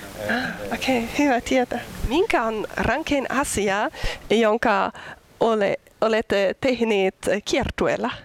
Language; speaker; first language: Finnish; non-native, learner; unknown